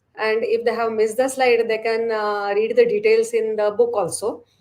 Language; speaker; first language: English; non-native, local second language; Marathi